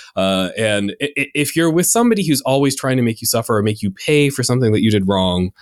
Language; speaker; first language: English; native; English